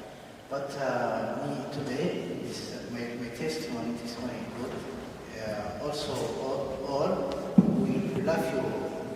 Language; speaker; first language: English; non-native, learner; Somali